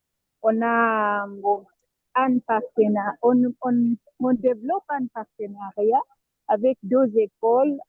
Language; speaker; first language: French; non-native, fluent; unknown